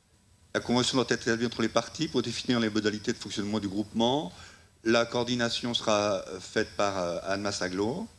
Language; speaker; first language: French; native; French